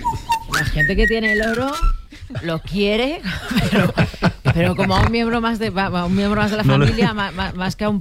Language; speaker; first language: Spanish; native; Spanish